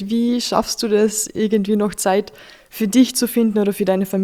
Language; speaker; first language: German; native; German